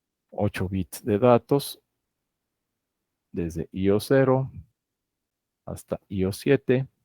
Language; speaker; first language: Spanish; native; Spanish